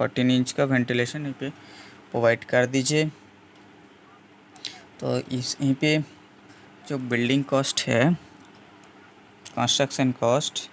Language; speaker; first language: Hindi; non-native, local second language; Bangla